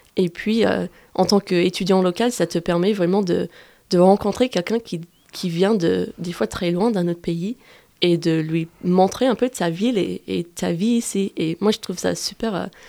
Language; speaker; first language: French; non-native, fluent; English